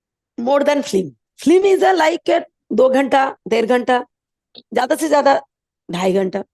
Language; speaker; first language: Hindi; non-native, local second language; Bangla